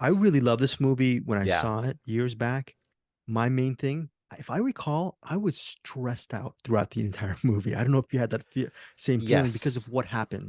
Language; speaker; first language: English; native; English